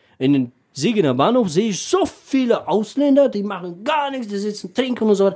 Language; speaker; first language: German; non-native, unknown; Tajik